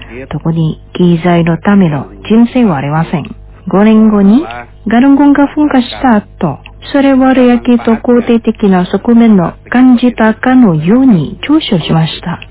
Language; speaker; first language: Japanese; non-native, fluent; Indonesian